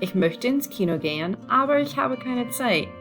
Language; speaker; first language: German; non-native, fluent; English